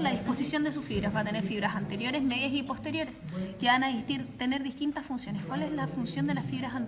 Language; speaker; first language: Spanish; native; Spanish